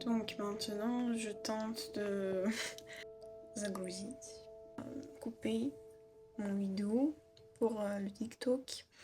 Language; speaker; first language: French; non-native, learner; Russian